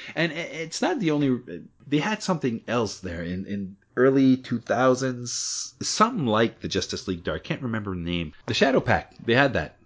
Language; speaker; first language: English; native; English